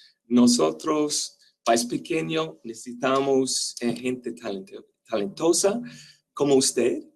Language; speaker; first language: Spanish; non-native, fluent; English